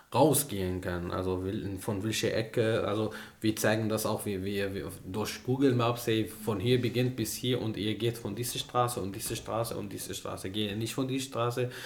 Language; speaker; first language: German; non-native, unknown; Arabic